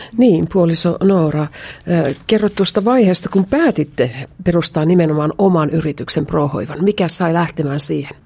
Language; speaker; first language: Finnish; native; Finnish